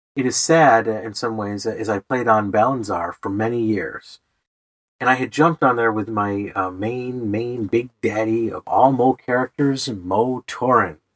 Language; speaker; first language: English; native; English